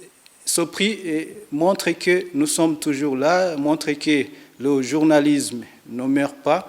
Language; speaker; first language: French; non-native, local second language; Rundi